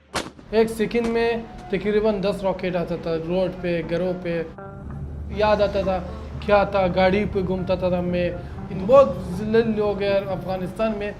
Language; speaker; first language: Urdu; non-native, local second language; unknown